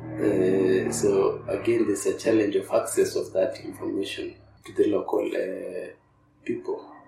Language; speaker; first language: English; non-native, local second language; Masai